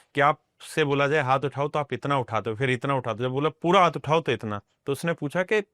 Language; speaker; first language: Hindi; non-native, local second language; Punjabi